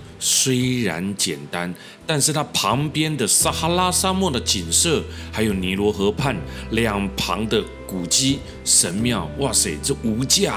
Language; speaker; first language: Chinese; native; Chinese